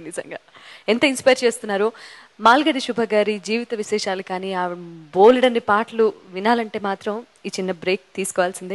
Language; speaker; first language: Telugu; native; Telugu